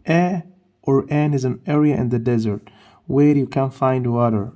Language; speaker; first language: English; non-native, fluent; Arabic